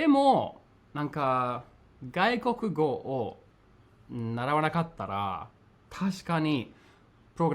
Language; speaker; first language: Japanese; non-native, fluent; English